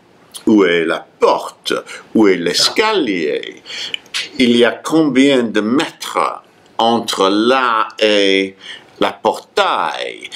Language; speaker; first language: French; non-native, fluent; English